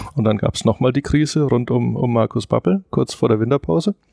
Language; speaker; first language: German; native; German